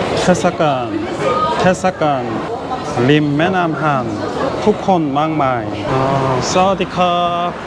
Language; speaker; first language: Thai; non-native, learner; Korean